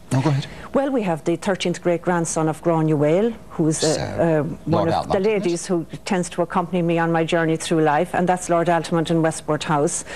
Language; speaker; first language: English; native; English